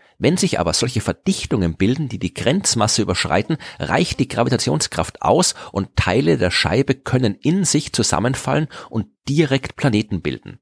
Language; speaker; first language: German; native; German